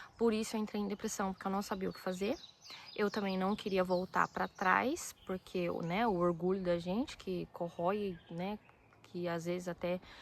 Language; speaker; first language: Portuguese; early bilingual, other home language; Japanese